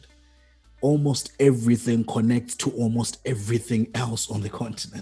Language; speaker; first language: English; non-native, local second language; Shona